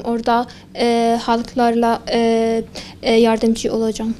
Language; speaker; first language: Turkish; non-native, fluent; Kurdish